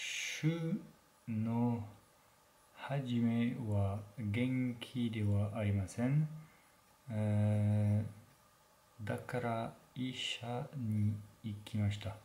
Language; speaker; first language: Japanese; non-native, learner; French